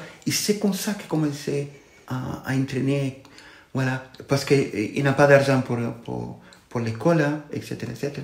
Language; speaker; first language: French; non-native, fluent; Spanish